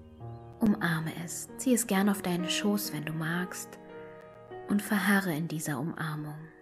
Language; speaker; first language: German; native; German